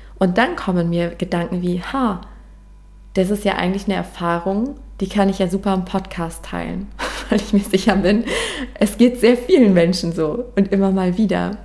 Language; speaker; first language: German; native; German